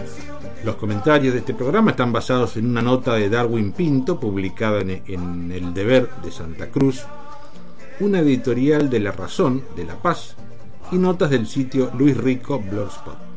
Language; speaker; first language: Spanish; native; Spanish